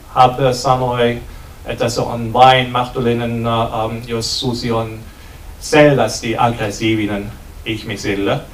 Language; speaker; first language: Finnish; non-native, learner; German